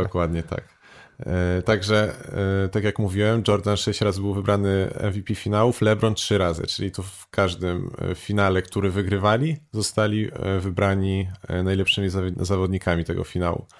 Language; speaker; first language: Polish; native; Polish